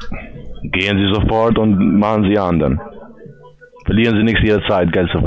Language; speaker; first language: German; non-native, learner; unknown